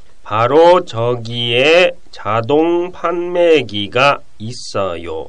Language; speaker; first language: Korean; non-native, fluent; Japanese